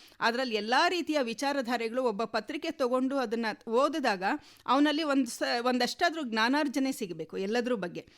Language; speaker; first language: Kannada; native; Kannada